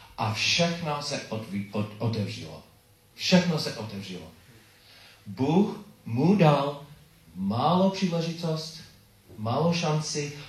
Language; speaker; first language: Czech; non-native, learner; English